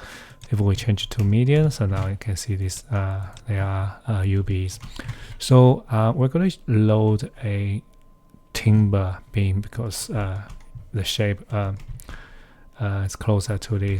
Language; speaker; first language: English; non-native, fluent; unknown